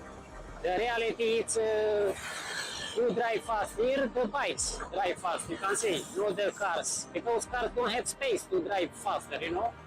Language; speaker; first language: English; non-native, learner; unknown